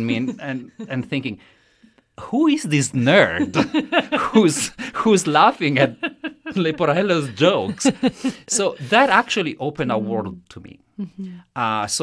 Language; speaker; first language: English; non-native, fluent; Italian